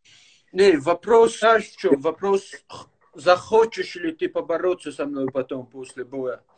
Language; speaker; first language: Russian; native; Russian